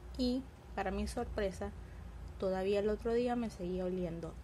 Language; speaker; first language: Spanish; native; Spanish